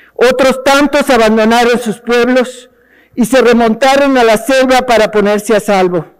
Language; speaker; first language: Spanish; native; Spanish